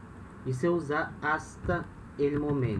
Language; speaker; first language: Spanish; non-native, fluent; Portuguese